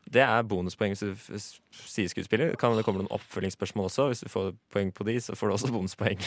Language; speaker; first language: Norwegian; native; Norwegian